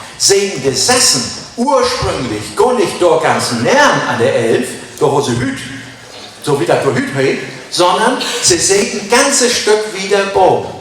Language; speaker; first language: German; native; German